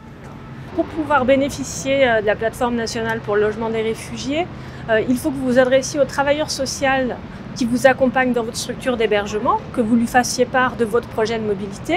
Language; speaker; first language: French; native; French